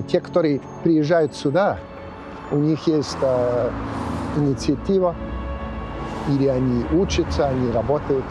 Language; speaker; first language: Russian; non-native, fluent; English